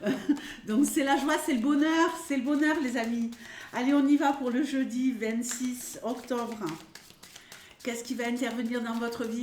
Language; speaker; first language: French; native; French